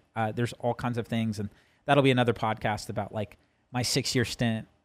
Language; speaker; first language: English; native; English